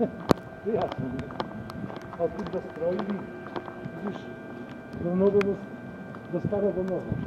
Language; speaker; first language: Russian; non-native, learner; Polish